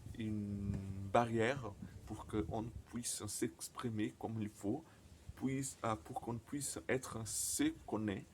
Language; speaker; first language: French; non-native, learner; Portuguese